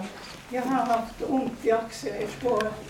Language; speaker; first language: Swedish; non-native, learner; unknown